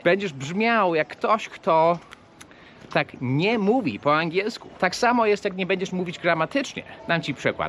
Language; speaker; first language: Polish; early bilingual, heritage; English